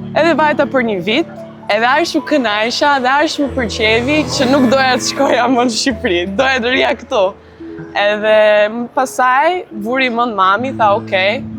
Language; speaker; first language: Albanian; native; Albanian